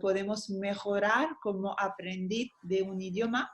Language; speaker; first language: Spanish; non-native, fluent; French